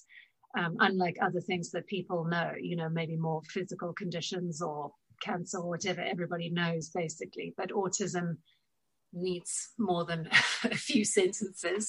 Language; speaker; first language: English; native; English